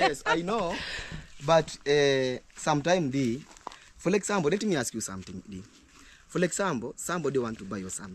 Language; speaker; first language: English; non-native, local second language; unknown